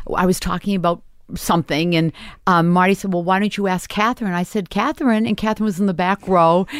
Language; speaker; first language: English; native; English